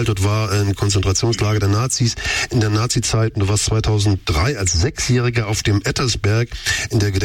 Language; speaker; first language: German; native; German